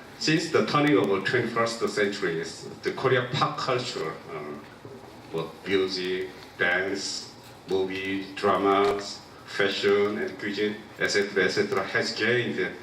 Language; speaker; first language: English; non-native, local second language; Korean